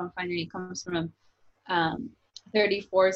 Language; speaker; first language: English; non-native, fluent; Japanese